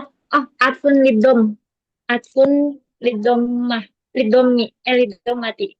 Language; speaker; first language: Arabic; non-native, learner; Indonesian